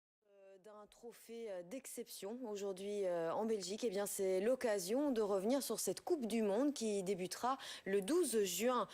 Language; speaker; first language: French; native; French